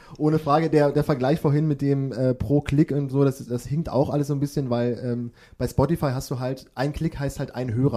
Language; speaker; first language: German; native; German